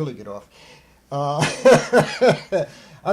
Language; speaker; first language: English; native; English